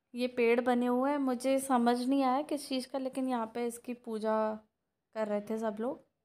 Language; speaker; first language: Hindi; native; Hindi